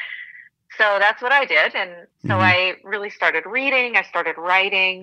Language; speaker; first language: English; native; English